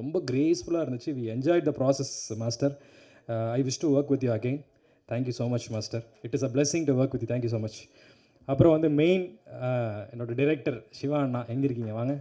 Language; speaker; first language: Tamil; native; Tamil